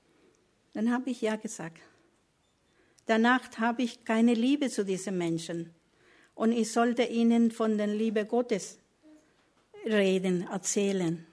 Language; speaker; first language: German; non-native, learner; Spanish